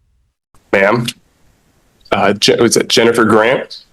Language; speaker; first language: English; native; English